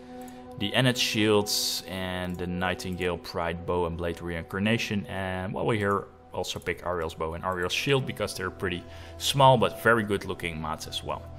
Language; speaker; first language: English; non-native, fluent; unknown